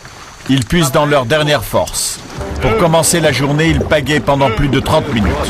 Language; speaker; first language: French; native; French